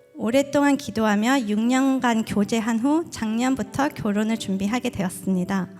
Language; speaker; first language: Korean; early bilingual, heritage; Korean